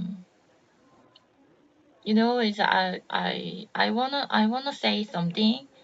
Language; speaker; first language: English; non-native, learner; Korean